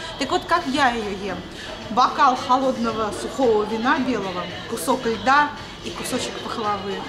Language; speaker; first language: Russian; native; Russian